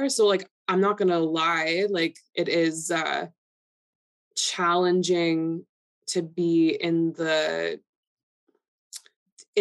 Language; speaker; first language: English; early bilingual, other home language; Polish